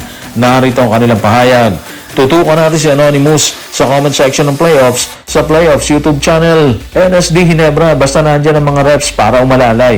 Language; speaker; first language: Filipino; native; Filipino